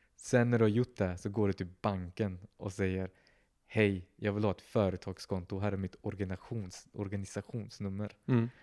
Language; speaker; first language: Swedish; native; Swedish